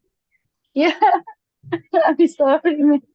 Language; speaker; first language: English; non-native, learner; Indonesian